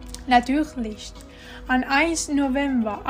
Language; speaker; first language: German; non-native, learner; Spanish